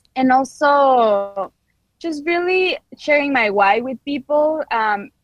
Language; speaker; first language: English; non-native, fluent; Spanish